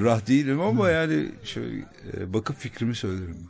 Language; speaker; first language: Turkish; native; Turkish